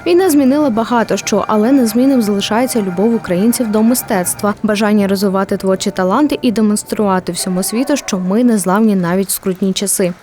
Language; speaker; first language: Ukrainian; native; Ukrainian